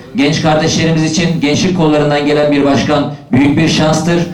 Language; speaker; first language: Turkish; native; Turkish